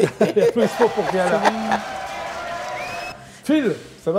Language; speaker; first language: French; native; French